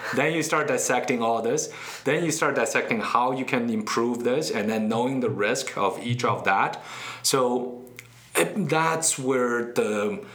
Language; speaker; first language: English; non-native, fluent; Chinese